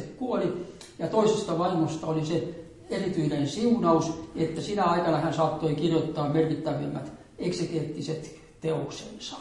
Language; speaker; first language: Finnish; native; Finnish